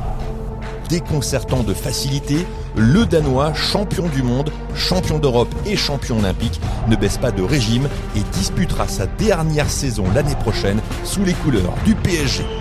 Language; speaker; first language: French; native; French